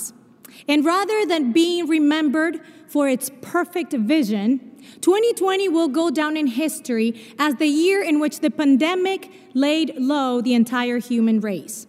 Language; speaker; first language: English; non-native, fluent; Spanish